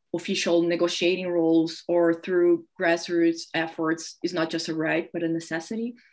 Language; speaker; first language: English; non-native, fluent; Portuguese